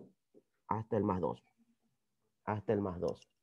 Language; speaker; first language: Spanish; native; Spanish